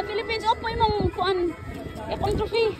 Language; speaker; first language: Norwegian; non-native, learner; Filipino